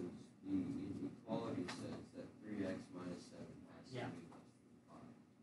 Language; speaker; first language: English; native; English